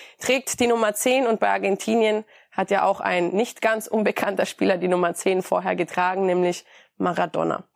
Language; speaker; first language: German; native; German